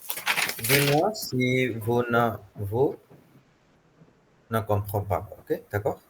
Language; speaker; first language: French; non-native, fluent; Hindi